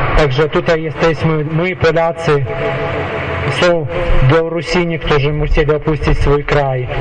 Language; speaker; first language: Polish; non-native, local second language; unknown